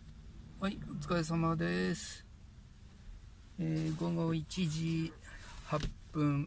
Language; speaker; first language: Japanese; native; Japanese